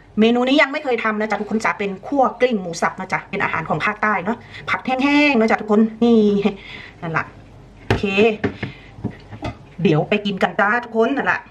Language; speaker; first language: Thai; native; Thai